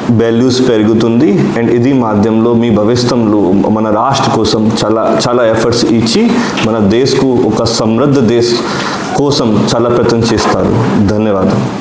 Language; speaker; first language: Telugu; non-native, learner; Hindi